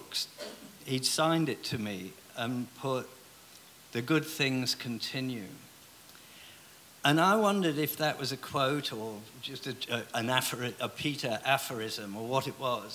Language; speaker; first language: English; native; English